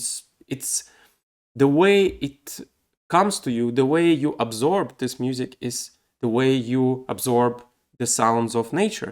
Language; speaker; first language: English; non-native, fluent; Russian